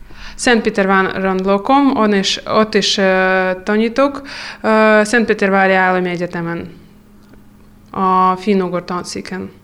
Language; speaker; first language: Hungarian; non-native, fluent; Russian